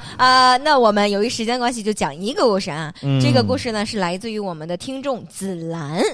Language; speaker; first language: Chinese; native; Chinese